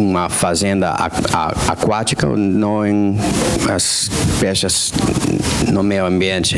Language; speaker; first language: Portuguese; non-native, fluent; English